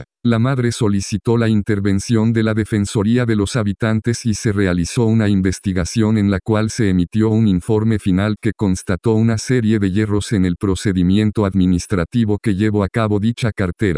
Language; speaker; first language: Spanish; native; Spanish